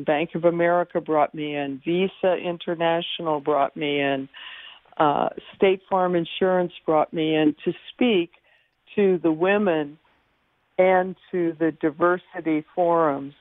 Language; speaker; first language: English; native; English